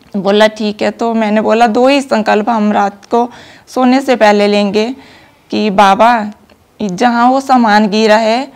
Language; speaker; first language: Hindi; native; Hindi